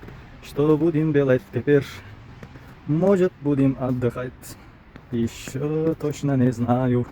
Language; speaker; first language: Russian; non-native, local second language; Uzbek